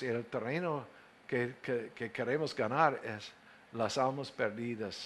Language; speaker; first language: Spanish; non-native, fluent; English